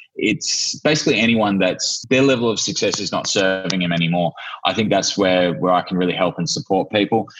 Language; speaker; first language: English; native; English